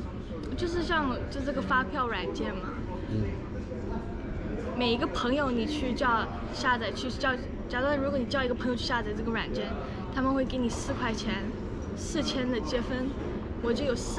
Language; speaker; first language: Chinese; early bilingual, other home language; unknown